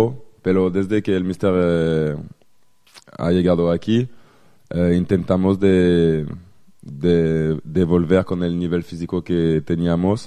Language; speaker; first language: Spanish; non-native, fluent; French